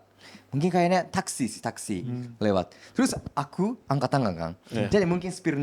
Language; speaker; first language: Indonesian; non-native, learner; Japanese